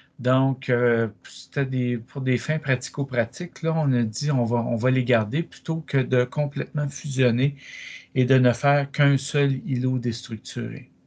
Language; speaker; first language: French; native; French